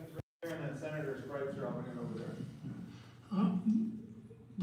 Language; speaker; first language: English; native; English